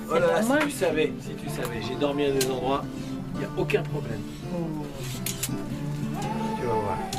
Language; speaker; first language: French; native; French